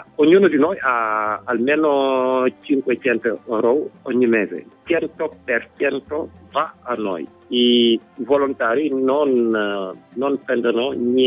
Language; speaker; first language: Italian; non-native, fluent; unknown